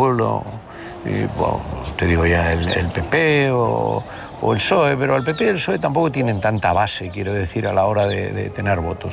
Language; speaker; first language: Spanish; native; Spanish